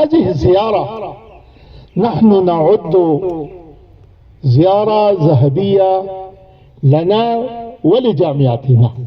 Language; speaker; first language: Arabic; non-native, fluent; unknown